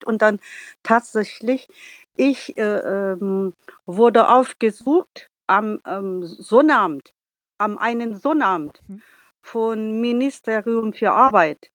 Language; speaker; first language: German; non-native, learner; Vietnamese